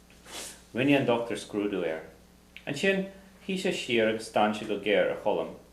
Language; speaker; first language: Irish; non-native, fluent; English